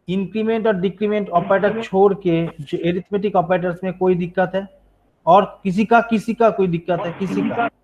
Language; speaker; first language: Hindi; non-native, local second language; Bangla